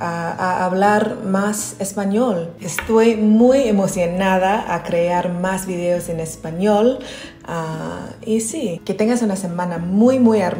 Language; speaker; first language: Spanish; non-native, learner; English